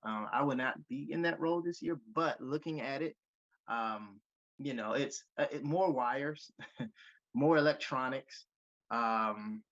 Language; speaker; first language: English; native; English